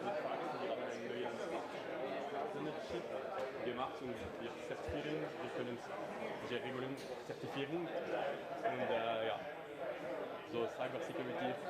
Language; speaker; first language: German; non-native, learner; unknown